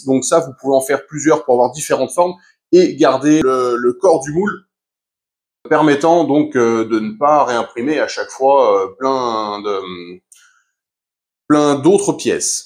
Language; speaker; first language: French; native; French